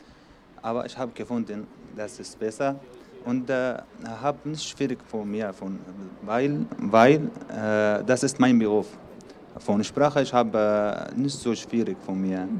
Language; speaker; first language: German; non-native, learner; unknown